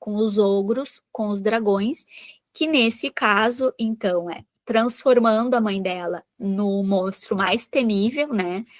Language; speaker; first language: Portuguese; native; Portuguese